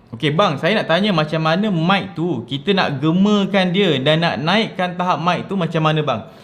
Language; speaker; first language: Malay; native; Malay